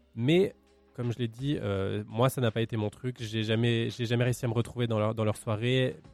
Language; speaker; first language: French; native; French